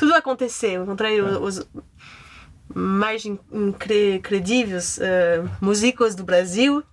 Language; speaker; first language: Portuguese; non-native, learner; French